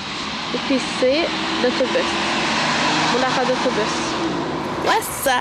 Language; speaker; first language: French; early bilingual, other home language; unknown